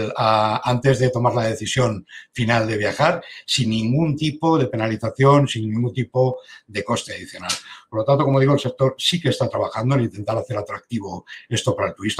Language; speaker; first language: Spanish; native; Spanish